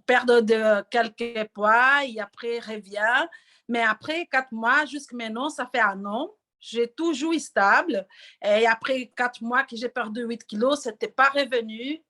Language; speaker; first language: French; non-native, learner; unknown